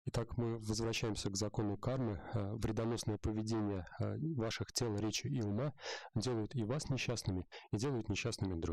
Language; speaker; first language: Russian; native; Russian